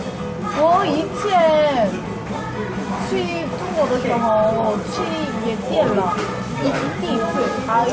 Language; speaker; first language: Chinese; non-native, learner; Korean